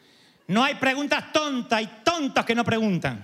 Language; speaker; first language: Spanish; native; Spanish